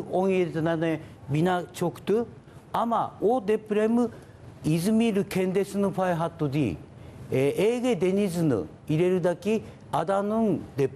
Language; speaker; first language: Turkish; non-native, learner; Japanese